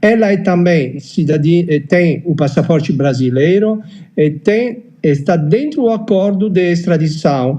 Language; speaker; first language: Portuguese; non-native, fluent; Italian